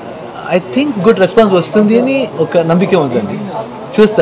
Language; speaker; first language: Telugu; non-native, learner; Kannada